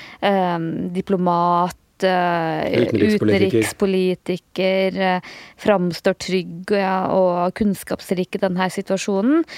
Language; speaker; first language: Norwegian; native; Norwegian